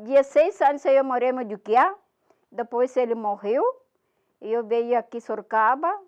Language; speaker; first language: Portuguese; non-native, learner; Malayalam